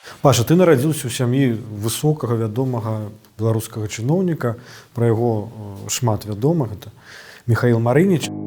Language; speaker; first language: Belarusian; non-native, local second language; Russian